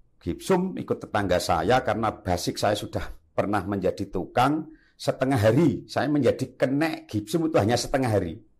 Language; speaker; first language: Indonesian; native; Indonesian